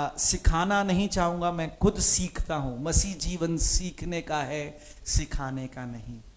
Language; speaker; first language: Hindi; non-native, local second language; Punjabi